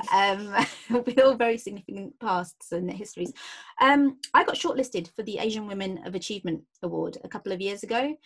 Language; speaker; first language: English; native; English